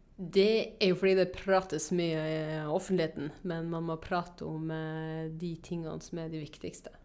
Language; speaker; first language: Norwegian; native; Norwegian